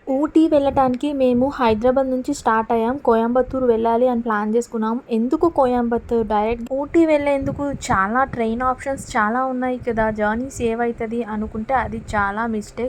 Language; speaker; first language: Telugu; native; Telugu